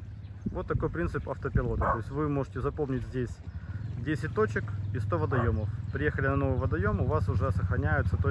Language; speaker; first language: Russian; native; Russian